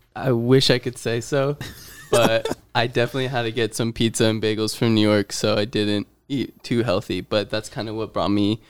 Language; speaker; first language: English; native; English